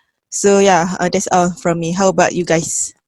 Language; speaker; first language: English; non-native, fluent; Malay